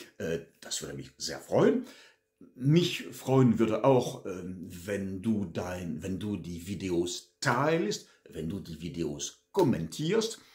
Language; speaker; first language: German; non-native, fluent; French